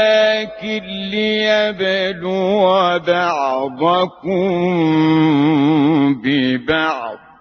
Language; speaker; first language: Arabic; native; Arabic